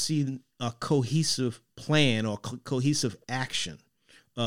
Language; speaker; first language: English; native; English